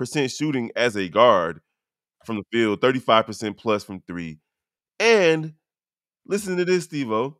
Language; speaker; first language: English; native; English